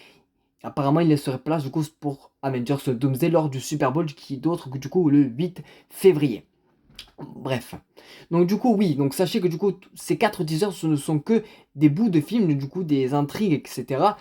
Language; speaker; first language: French; native; French